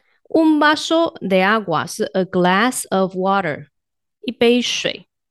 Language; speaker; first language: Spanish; non-native, fluent; Chinese